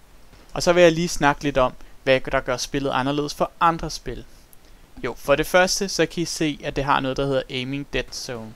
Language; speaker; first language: Danish; native; Danish